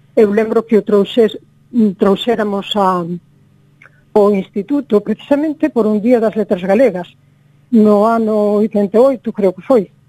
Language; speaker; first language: Galician; native; Galician